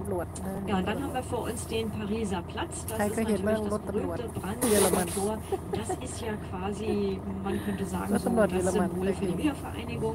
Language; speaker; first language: German; native; German